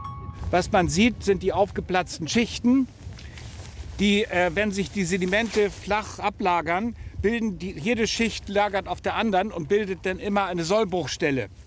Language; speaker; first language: German; native; German